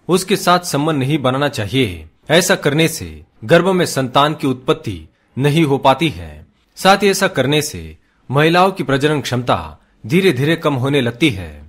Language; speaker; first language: Hindi; native; Hindi